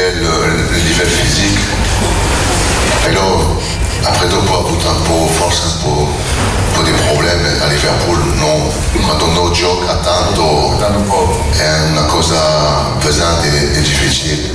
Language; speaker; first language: Italian; non-native, fluent; French